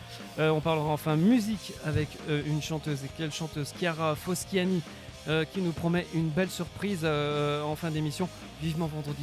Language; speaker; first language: French; native; French